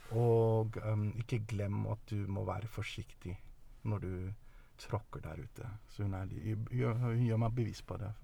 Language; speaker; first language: Norwegian; early bilingual, other home language; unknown